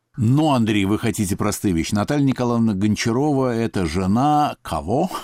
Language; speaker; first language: Russian; native; Russian